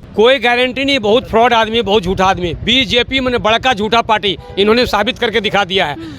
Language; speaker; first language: Hindi; native; Hindi